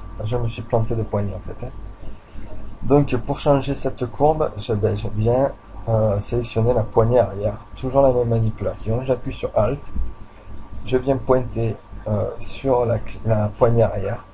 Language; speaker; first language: French; native; French